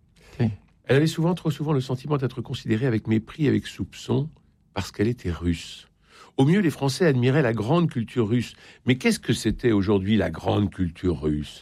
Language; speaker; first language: French; native; French